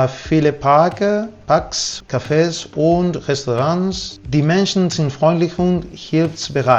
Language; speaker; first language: German; non-native, fluent; Spanish